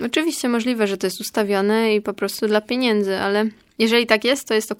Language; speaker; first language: Polish; native; Polish